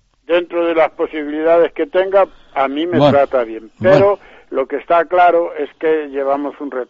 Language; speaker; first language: Spanish; native; Spanish